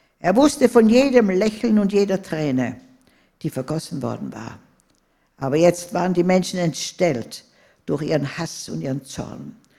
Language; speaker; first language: German; native; German